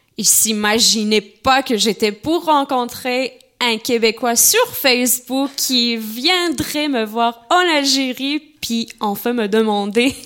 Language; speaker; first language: French; non-native, local second language; Kabyle